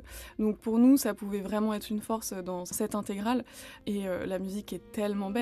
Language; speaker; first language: French; native; French